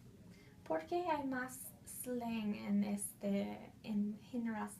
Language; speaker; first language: Spanish; non-native, fluent; English